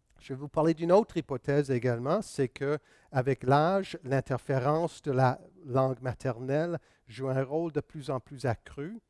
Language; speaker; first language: French; non-native, local second language; English